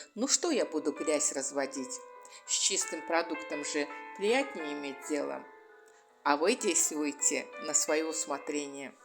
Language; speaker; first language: Russian; non-native, local second language; Azerbaijani